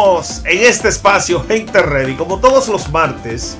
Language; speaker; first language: Spanish; native; Spanish